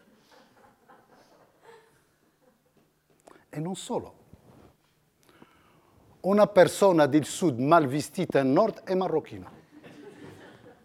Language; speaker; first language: Italian; non-native, fluent; Arabic